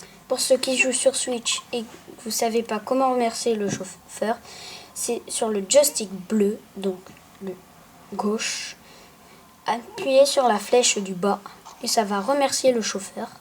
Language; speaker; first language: French; native; French